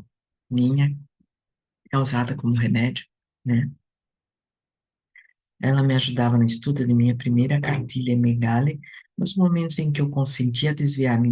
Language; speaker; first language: Portuguese; native; Portuguese